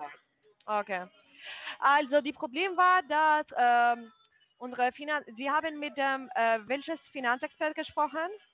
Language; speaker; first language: German; non-native, fluent; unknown